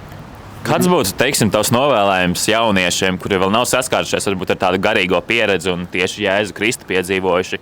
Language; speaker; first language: Latvian; native; Latvian